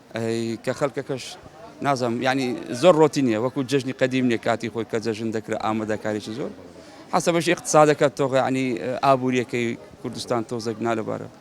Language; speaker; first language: Central Kurdish; native; Central Kurdish